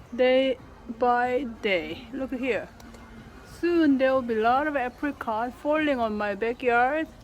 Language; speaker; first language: English; non-native, fluent; Korean